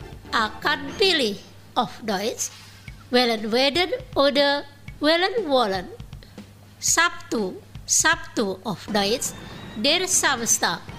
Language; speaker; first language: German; non-native, fluent; Indonesian